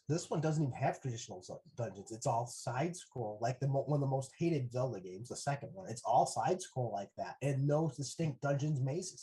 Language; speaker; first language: English; native; English